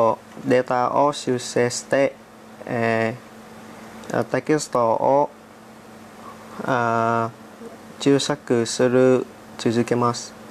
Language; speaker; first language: Japanese; non-native, learner; Vietnamese